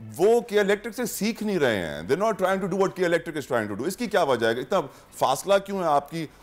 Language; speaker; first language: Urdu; native; Urdu